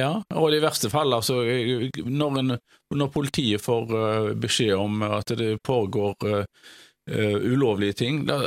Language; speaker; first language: Norwegian; native; Norwegian